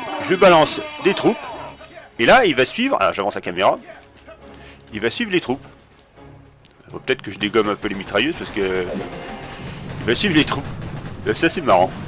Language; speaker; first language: French; native; French